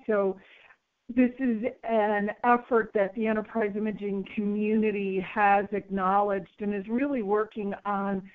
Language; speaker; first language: English; native; English